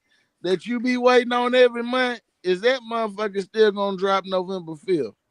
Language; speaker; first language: English; native; English